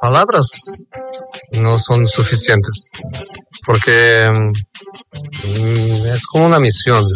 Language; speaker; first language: Spanish; non-native, fluent; Portuguese